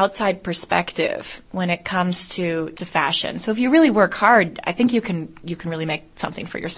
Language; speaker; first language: English; native; English